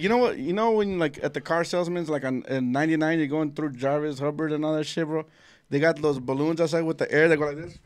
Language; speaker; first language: English; early bilingual, other home language; Spanish